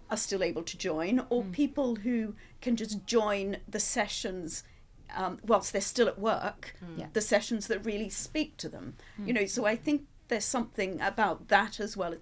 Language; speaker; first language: English; native; English